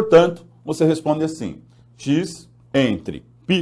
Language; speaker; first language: Portuguese; native; Portuguese